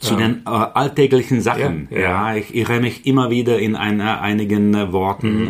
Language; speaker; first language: German; non-native, fluent; Czech